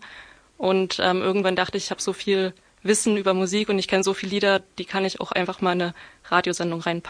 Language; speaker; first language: German; native; German